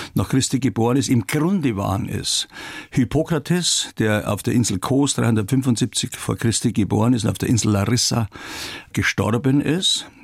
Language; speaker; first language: German; native; German